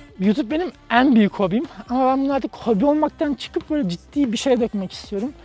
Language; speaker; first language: Turkish; native; Turkish